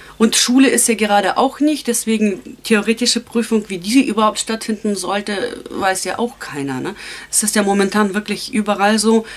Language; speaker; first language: German; non-native, fluent; Russian